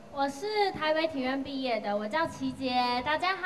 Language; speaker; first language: Chinese; native; Chinese